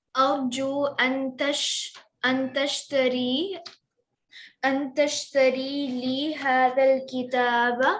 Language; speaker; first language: Arabic; non-native, learner; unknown